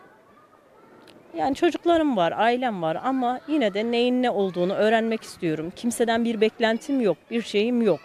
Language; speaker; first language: Turkish; native; Turkish